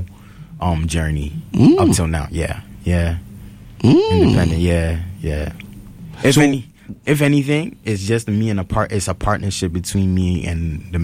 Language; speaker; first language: English; native; English